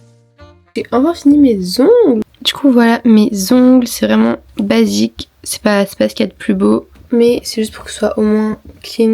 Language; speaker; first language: French; native; French